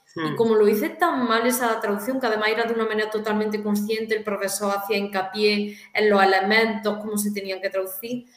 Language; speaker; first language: Spanish; native; Spanish